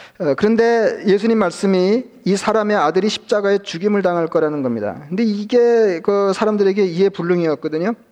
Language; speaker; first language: Korean; native; Korean